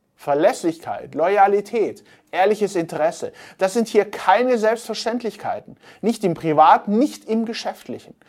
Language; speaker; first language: German; native; German